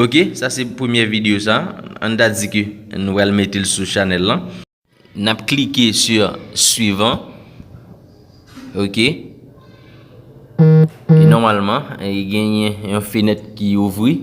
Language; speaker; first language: French; non-native, local second language; Haitian Creole